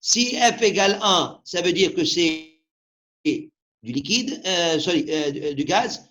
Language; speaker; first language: French; non-native, local second language; Arabic